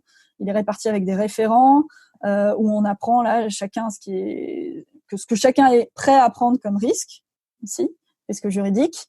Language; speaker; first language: French; native; French